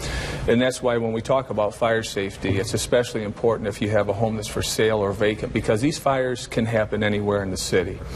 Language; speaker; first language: English; native; English